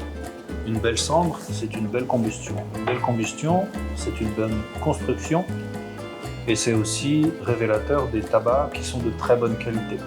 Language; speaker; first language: French; native; French